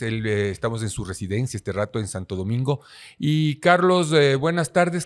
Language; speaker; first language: Spanish; native; Spanish